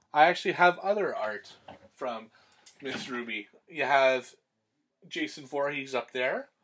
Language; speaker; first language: English; native; English